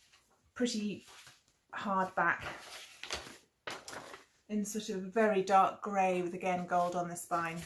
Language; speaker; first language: English; native; English